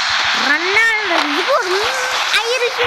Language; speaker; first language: Russian; non-native, local second language; Kazakh